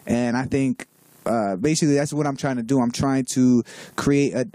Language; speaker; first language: English; native; English